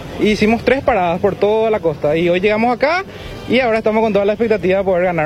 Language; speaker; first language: Spanish; native; Spanish